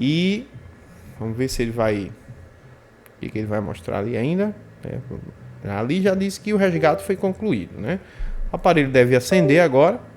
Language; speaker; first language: Portuguese; native; Portuguese